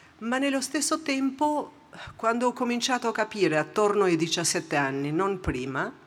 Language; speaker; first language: Italian; non-native, local second language; Albanian